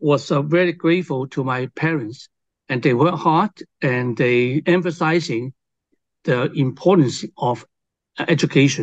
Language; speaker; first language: English; non-native, local second language; Cantonese